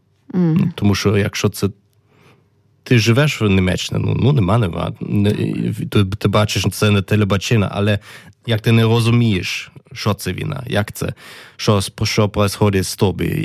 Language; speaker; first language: Ukrainian; non-native, learner; German